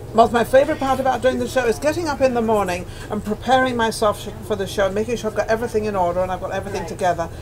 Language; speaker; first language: English; native; English